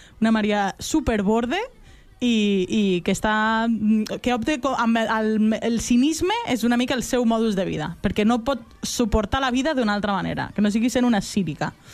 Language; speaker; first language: Catalan; native; Catalan